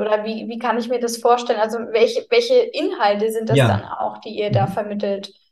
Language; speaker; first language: German; native; German